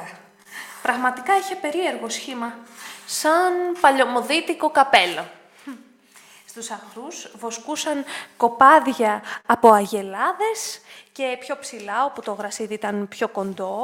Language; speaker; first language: Greek; native; Greek